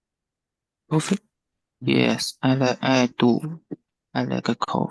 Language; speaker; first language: English; non-native, learner; Chinese